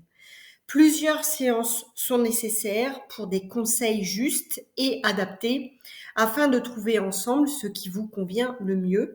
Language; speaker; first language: French; native; French